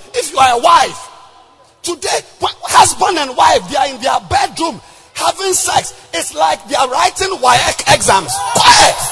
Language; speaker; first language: English; non-native, local second language; Akan